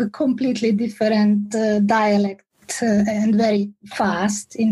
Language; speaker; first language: English; non-native, fluent; Hungarian